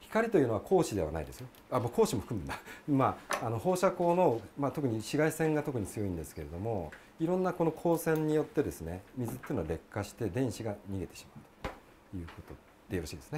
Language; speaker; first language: Japanese; native; Japanese